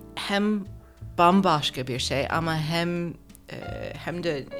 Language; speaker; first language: Turkish; non-native, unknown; English